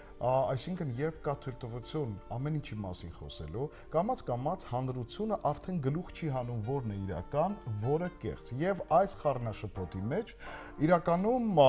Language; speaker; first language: Armenian; native; Armenian